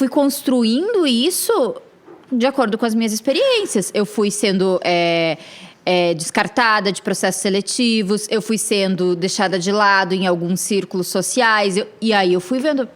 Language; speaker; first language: Portuguese; native; Portuguese